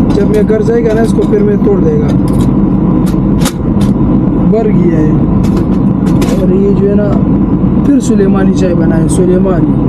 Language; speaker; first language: Hindi; non-native, local second language; Pashto